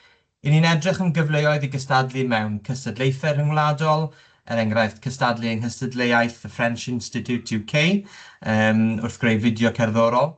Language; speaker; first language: Welsh; native; Welsh